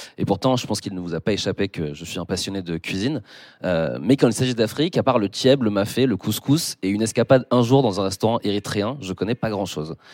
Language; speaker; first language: French; native; French